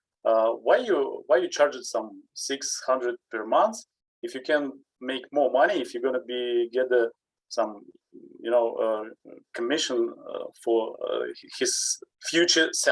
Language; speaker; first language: English; non-native, learner; Russian